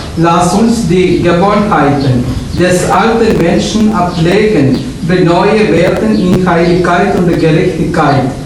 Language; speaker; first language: German; non-native, learner; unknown